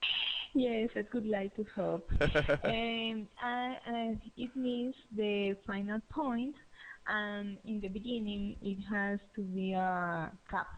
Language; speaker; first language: English; non-native, learner; Spanish